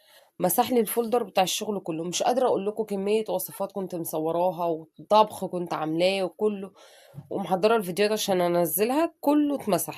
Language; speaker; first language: Arabic; native; Arabic